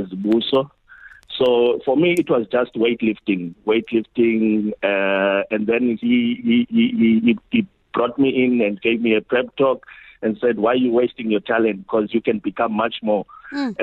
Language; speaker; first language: English; non-native, local second language; Xhosa